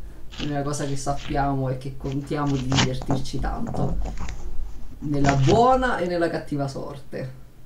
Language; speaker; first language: Italian; native; Italian